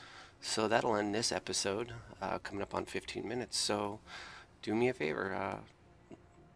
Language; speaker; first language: English; native; English